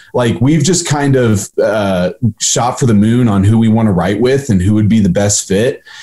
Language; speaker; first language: English; native; English